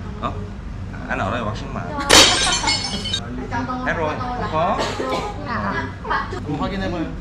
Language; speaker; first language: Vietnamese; non-native, learner; Korean